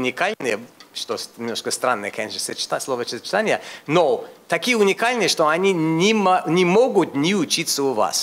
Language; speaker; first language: Russian; non-native, fluent; English